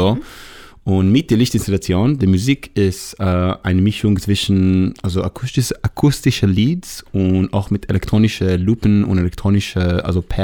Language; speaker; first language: German; non-native, learner; Hebrew